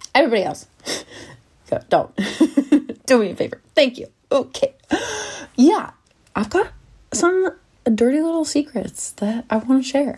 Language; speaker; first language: English; native; English